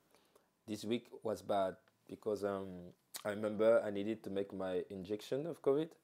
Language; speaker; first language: English; non-native, fluent; French